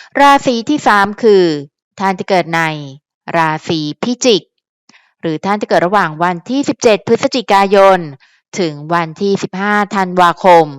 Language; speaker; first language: Thai; native; Thai